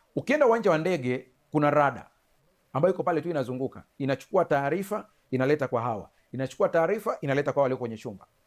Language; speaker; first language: Swahili; native; Swahili